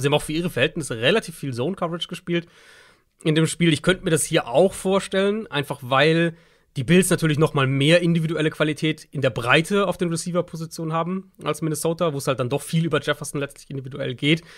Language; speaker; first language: German; native; German